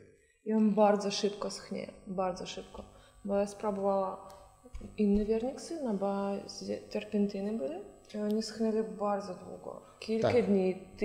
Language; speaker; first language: Polish; non-native, learner; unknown